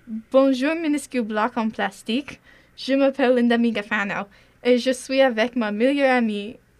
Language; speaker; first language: French; non-native, learner; English